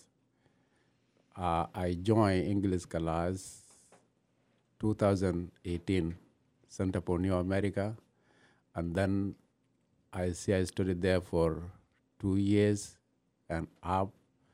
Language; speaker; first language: English; non-native, learner; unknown